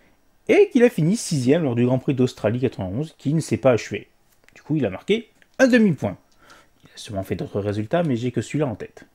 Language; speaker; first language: French; native; French